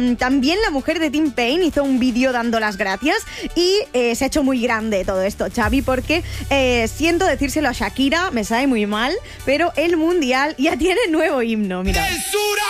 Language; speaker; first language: Spanish; native; Spanish